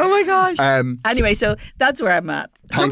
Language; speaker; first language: English; native; English